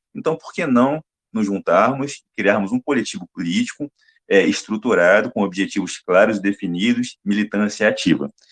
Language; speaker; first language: Portuguese; native; Portuguese